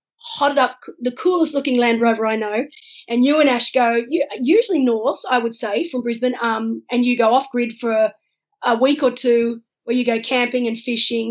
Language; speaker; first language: English; native; English